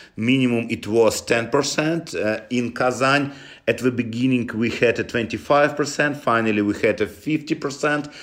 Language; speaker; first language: English; non-native, learner; Russian